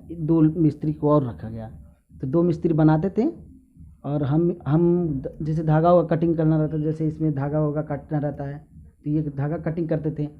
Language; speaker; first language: Hindi; native; Hindi